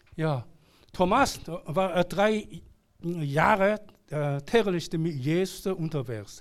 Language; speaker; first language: German; non-native, learner; Korean